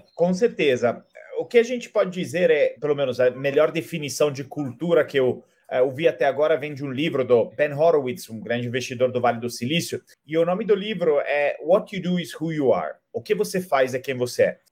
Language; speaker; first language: Portuguese; non-native, fluent; Italian